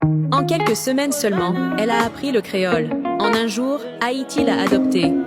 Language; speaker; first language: French; non-native, local second language; Haitian Creole